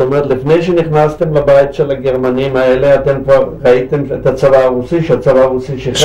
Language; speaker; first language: Hebrew; native; Hebrew